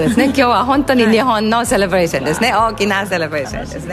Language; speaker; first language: Japanese; non-native, fluent; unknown